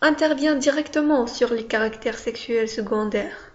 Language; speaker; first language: French; non-native, local second language; Arabic